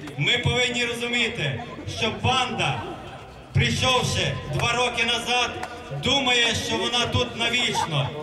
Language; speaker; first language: Ukrainian; native; Ukrainian